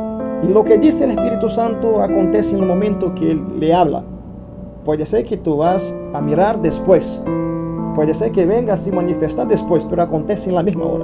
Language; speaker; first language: Spanish; non-native, fluent; Portuguese